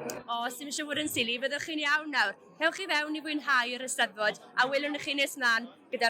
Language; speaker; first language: Welsh; native; Welsh